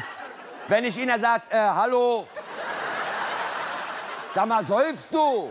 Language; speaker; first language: German; native; German